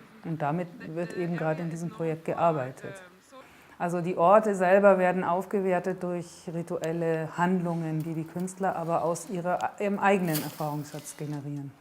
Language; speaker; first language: German; native; German